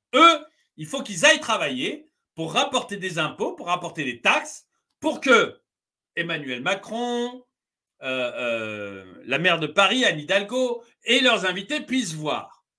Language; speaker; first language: French; native; French